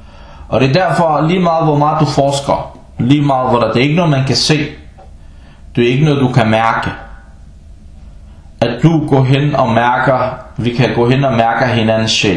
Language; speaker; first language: Danish; non-native, fluent; Arabic